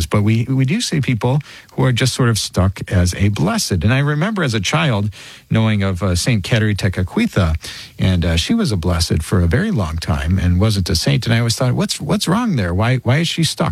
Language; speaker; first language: English; native; English